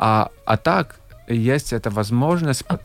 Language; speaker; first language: Russian; non-native, local second language; Latvian